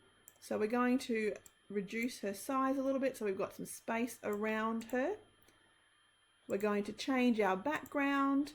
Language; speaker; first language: English; native; English